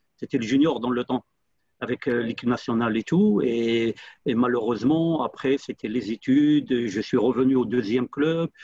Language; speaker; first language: French; non-native, local second language; Arabic